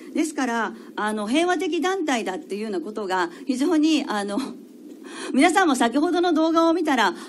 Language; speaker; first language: Japanese; native; Japanese